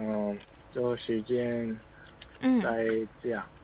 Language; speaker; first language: Chinese; non-native, learner; Korean